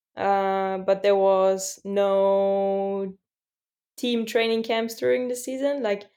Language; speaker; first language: English; non-native, fluent; German